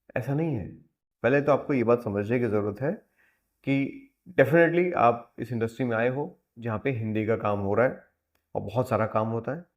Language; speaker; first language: Hindi; native; Hindi